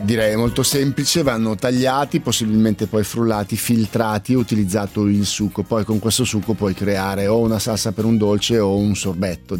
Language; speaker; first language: Italian; native; Italian